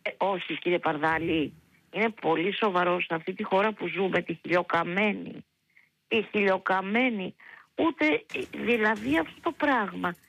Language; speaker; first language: Greek; native; Greek